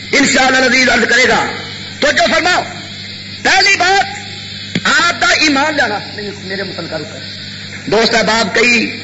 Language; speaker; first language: Urdu; non-native, local second language; Punjabi